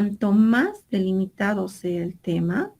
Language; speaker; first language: Spanish; native; Spanish